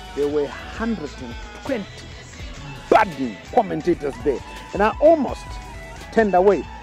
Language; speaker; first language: English; non-native, local second language; Shona